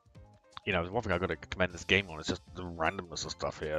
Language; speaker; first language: English; native; English